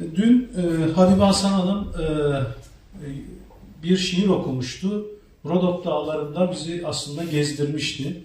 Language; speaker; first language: Turkish; native; Turkish